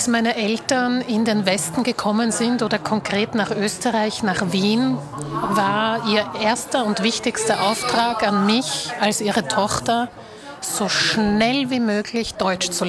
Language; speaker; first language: German; early bilingual, other home language; Slovak